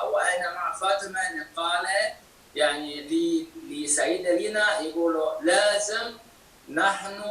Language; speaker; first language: Arabic; non-native, fluent; Chinese